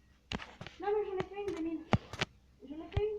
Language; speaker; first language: French; native; French